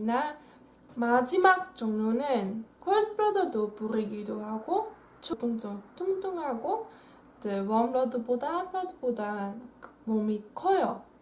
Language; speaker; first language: Korean; non-native, fluent; Dutch